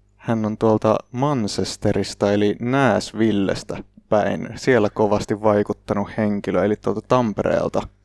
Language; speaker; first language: Finnish; native; Finnish